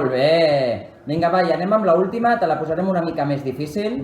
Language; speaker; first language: Catalan; native; Catalan